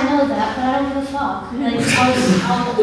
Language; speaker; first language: English; native; English